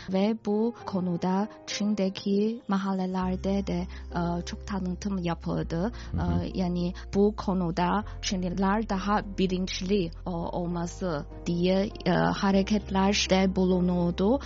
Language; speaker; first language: Turkish; non-native, fluent; Chinese